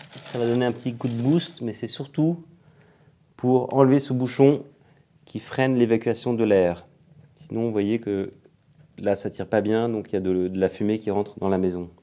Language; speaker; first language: French; native; French